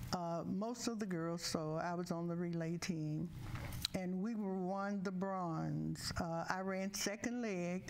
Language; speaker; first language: English; native; English